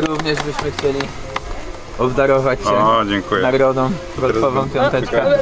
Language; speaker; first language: Polish; native; Polish